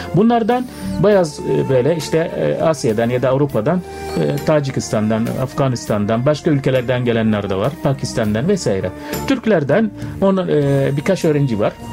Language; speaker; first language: Turkish; non-native, fluent; Arabic